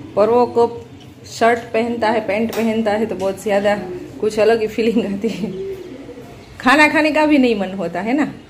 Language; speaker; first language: Hindi; non-native, local second language; Gujarati